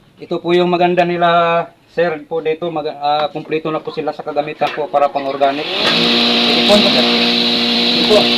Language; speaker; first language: Filipino; non-native, local second language; Cebuano